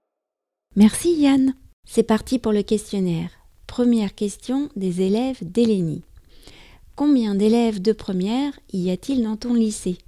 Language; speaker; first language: French; native; French